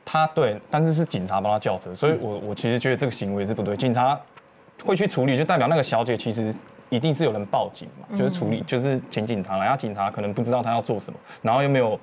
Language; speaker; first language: Chinese; native; Chinese